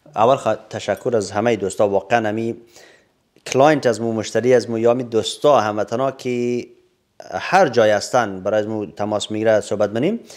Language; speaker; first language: Persian; native; Persian